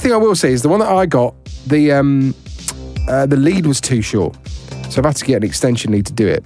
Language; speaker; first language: English; native; English